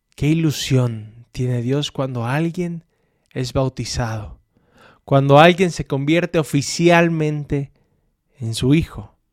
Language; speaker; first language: Spanish; native; Spanish